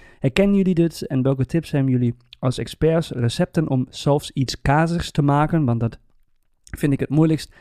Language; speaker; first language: Dutch; non-native, fluent; German